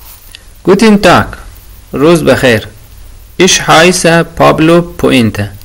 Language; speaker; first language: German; non-native, fluent; Persian